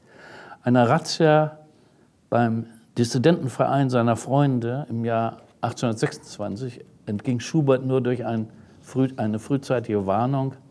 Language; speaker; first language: German; native; German